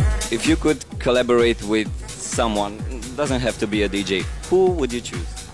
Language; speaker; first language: English; non-native, fluent; Romanian